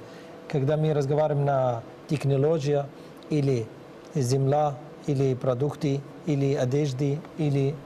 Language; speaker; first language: Russian; non-native, learner; Arabic